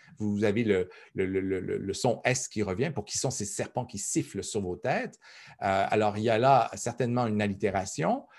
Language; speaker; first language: French; native; French